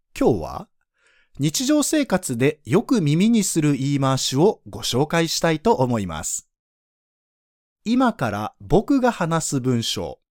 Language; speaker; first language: Japanese; native; Japanese